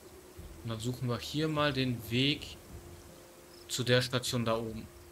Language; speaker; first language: German; native; German